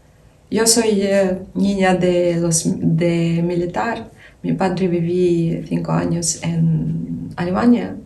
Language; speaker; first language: Spanish; non-native, learner; Ukrainian